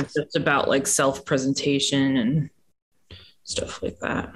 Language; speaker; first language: English; native; English